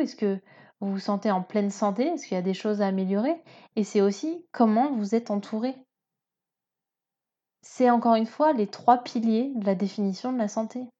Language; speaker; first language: French; native; French